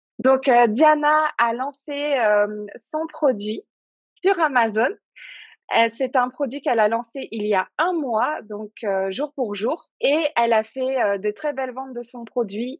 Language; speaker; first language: French; native; French